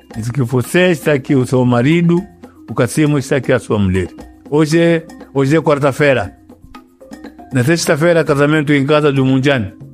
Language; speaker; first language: Portuguese; non-native, local second language; Yao